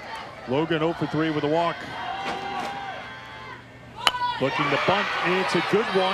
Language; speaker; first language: English; native; English